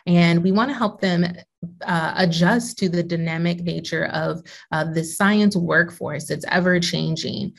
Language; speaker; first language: English; native; English